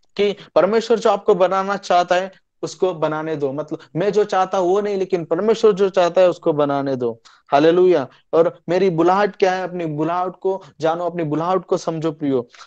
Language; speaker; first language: Hindi; non-native, local second language; Marathi